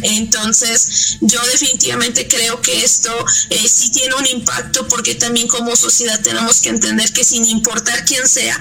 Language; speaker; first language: Spanish; native; Spanish